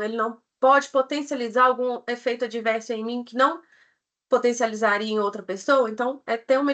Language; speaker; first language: Portuguese; native; Portuguese